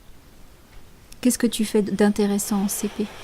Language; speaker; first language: French; native; French